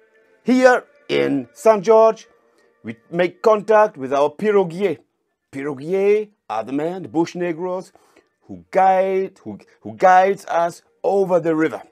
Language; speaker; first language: English; non-native, fluent; German